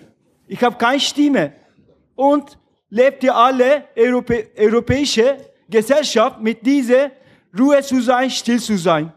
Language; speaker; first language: German; non-native, learner; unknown